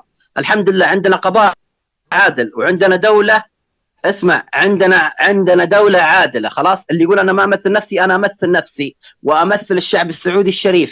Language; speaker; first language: Arabic; native; Arabic